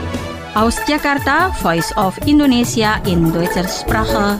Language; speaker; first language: German; non-native, fluent; Indonesian